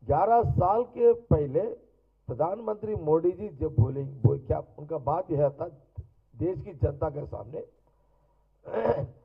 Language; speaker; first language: Hindi; non-native, local second language; Telugu